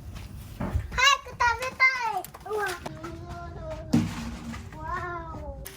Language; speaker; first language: Japanese; early bilingual, heritage; Japanese